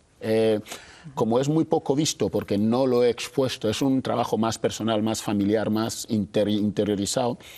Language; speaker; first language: Spanish; non-native, local second language; Fang